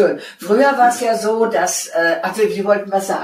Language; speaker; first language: German; native; German